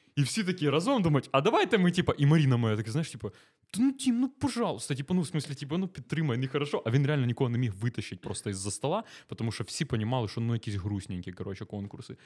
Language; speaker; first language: Ukrainian; native; Ukrainian